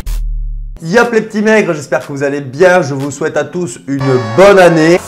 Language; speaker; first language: French; native; French